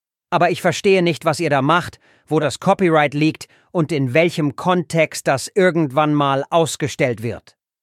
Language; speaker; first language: German; native; German